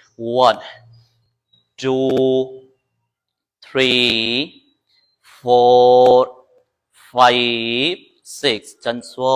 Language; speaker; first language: Vietnamese; non-native, learner; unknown